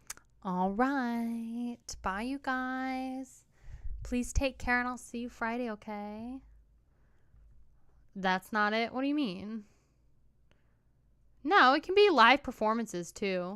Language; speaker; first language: English; native; English